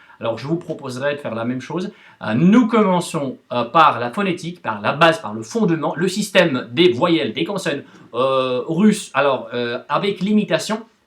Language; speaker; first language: French; non-native, fluent; Russian